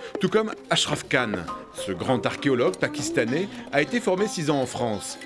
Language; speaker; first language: French; native; French